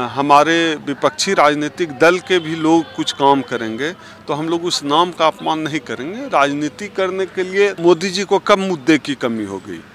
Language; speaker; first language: Hindi; native; Hindi